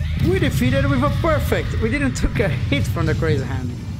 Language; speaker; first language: English; non-native, fluent; Portuguese